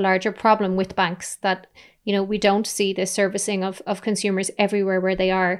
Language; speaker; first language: English; native; English